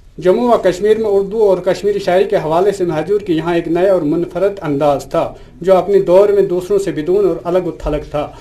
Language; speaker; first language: Urdu; non-native, local second language; Kashmiri